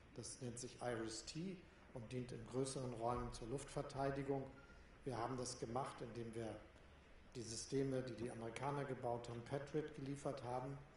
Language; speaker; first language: German; native; German